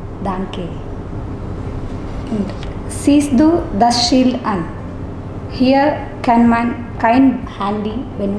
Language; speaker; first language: German; non-native, learner; Malayalam